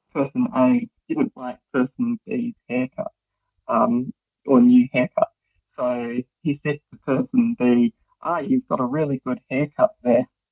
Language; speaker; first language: English; native; English